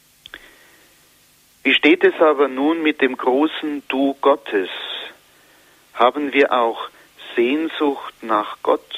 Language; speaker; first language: German; native; German